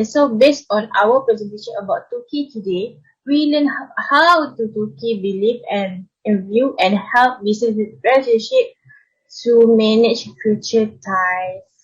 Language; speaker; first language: English; non-native, learner; Malay